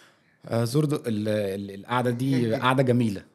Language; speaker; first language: Arabic; native; Arabic